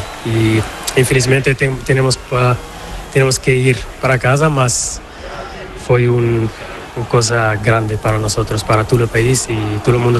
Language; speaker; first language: Spanish; non-native, learner; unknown